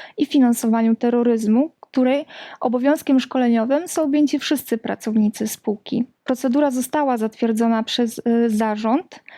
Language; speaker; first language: Polish; native; Polish